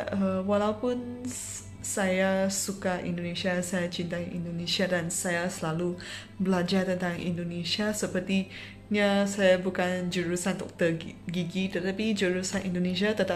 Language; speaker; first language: Indonesian; non-native, fluent; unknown